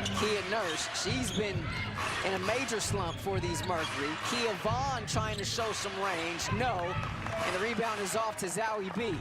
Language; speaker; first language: English; native; English